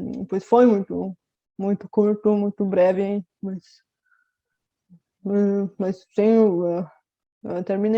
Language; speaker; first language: Portuguese; non-native, fluent; Bulgarian